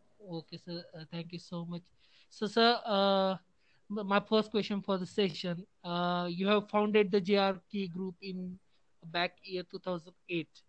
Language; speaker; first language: English; non-native, local second language; Hindi